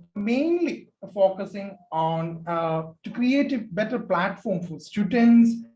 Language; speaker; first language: English; non-native, local second language; Malayalam